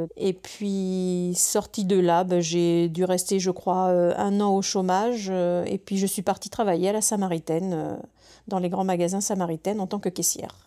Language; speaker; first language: French; early bilingual, other home language; Portuguese